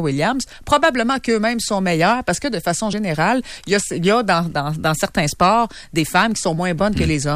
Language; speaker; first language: French; native; French